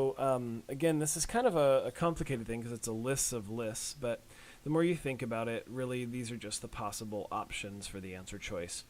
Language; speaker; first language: English; native; English